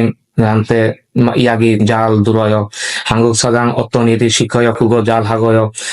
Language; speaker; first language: Korean; non-native, learner; Bangla